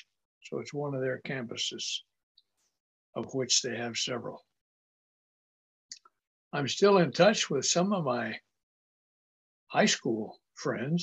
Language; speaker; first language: English; native; English